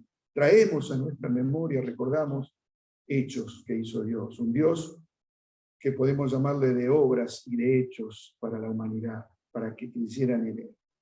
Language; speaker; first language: Spanish; native; Spanish